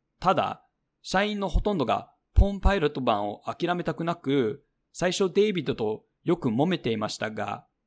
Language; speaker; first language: Japanese; non-native, fluent; English